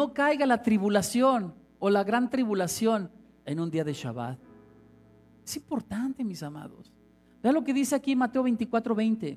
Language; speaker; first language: Spanish; native; Spanish